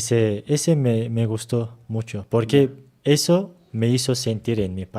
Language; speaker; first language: Spanish; non-native, learner; Turkish